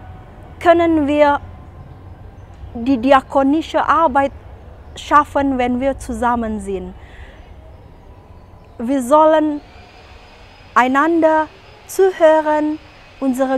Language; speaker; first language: German; non-native, fluent; Indonesian